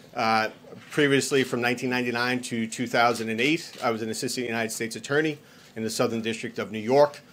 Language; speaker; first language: English; native; English